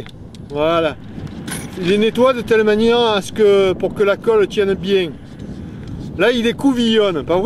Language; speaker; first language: French; native; French